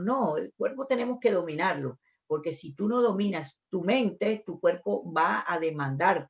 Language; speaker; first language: Spanish; native; Spanish